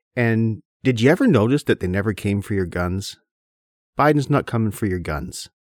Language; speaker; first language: English; native; English